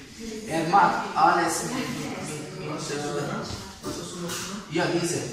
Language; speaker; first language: German; non-native, learner; Croatian